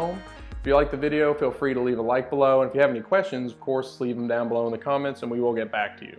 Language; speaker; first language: English; native; English